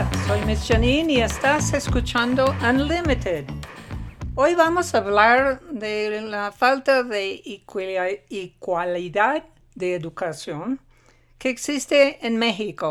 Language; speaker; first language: Spanish; non-native, fluent; English